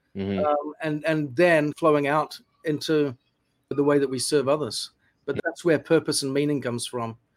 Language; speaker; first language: English; native; English